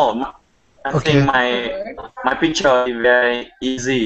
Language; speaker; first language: English; non-native, learner; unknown